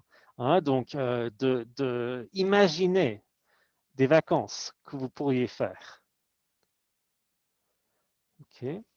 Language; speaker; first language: French; non-native, fluent; English